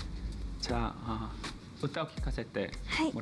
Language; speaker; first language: Japanese; non-native, learner; Korean